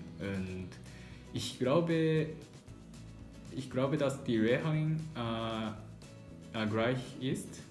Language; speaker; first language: German; non-native, learner; Japanese